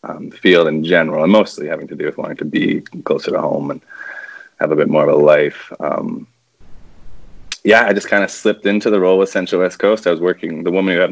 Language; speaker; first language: English; native; English